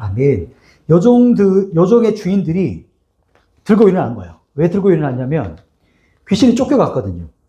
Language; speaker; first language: Korean; native; Korean